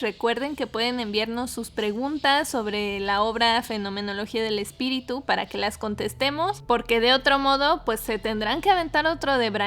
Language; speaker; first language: Spanish; native; Spanish